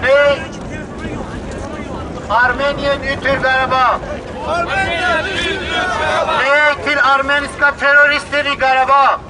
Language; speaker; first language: Swedish; non-native, learner; Azerbaijani